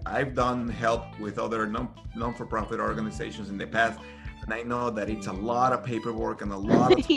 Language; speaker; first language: English; non-native, fluent; Spanish